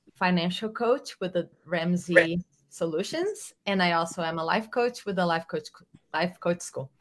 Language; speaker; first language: English; non-native, fluent; Portuguese